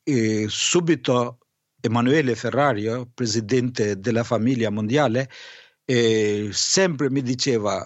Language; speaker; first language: Italian; non-native, fluent; Albanian